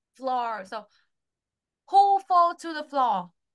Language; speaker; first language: English; non-native, fluent; Vietnamese